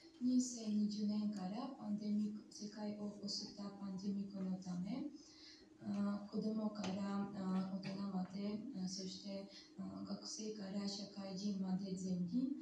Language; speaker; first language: Japanese; non-native, fluent; Armenian